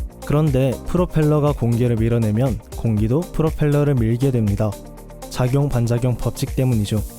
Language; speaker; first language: Korean; native; Korean